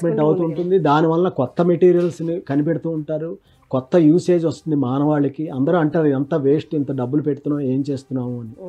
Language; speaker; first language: Telugu; native; Telugu